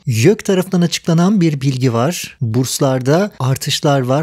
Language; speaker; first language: Turkish; native; Turkish